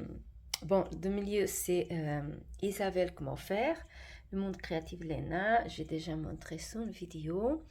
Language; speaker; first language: French; non-native, fluent; Portuguese